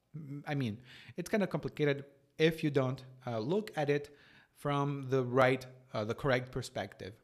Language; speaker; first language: English; non-native, fluent; Portuguese